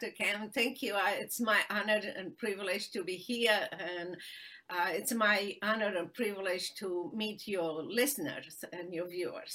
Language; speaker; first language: English; non-native, fluent; Romanian